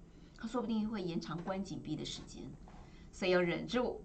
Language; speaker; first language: Chinese; native; Chinese